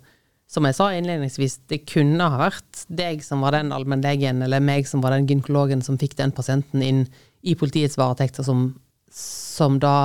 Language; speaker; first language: Norwegian; native; Norwegian